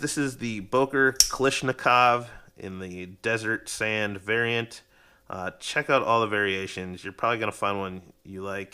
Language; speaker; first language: English; native; English